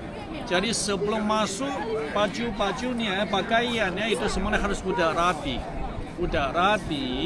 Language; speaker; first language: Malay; non-native, fluent; Chinese